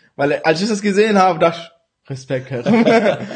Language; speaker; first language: German; early bilingual, other home language; Urdu